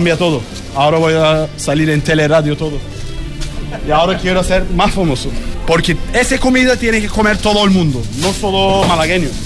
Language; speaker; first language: Spanish; non-native, learner; Turkish